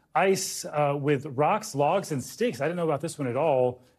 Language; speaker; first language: English; native; English